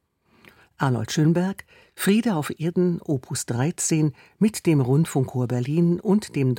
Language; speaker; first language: German; native; German